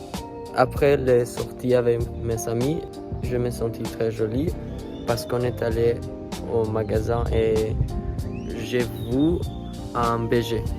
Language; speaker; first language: French; non-native, learner; Spanish